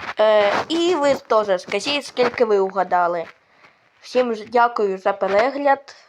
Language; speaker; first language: Ukrainian; non-native, local second language; Russian